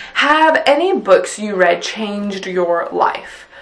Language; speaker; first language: English; early bilingual, other home language; Punjabi